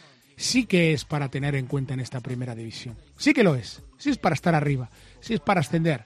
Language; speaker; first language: Spanish; native; Spanish